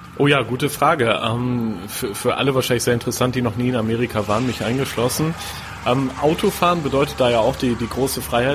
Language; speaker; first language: German; native; German